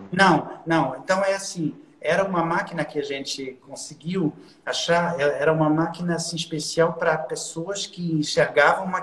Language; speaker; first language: Portuguese; non-native, fluent; German